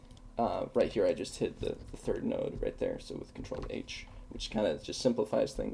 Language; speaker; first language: English; native; English